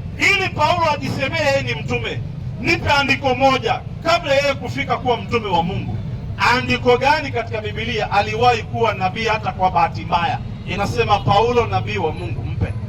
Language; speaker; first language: Swahili; non-native, local second language; Somali